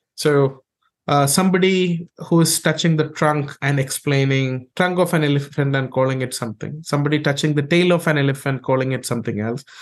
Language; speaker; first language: English; non-native, local second language; Malayalam